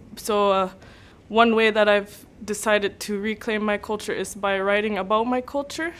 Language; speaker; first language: English; native; English